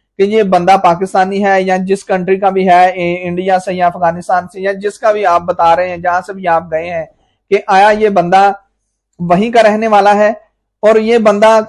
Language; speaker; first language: Urdu; non-native, local second language; Punjabi